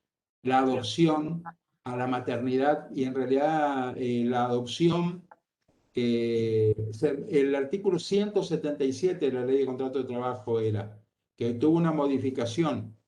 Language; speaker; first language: Spanish; native; Spanish